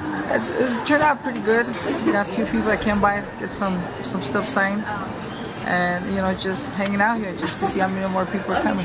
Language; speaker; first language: English; early bilingual, other home language; Spanish